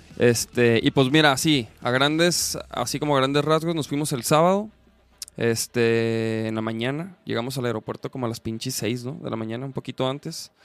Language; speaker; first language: Spanish; native; Spanish